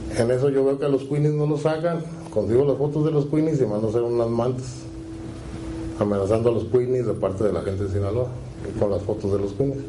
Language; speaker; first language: Spanish; native; Spanish